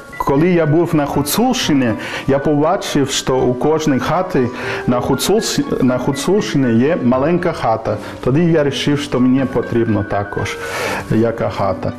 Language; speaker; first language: Ukrainian; non-native, learner; English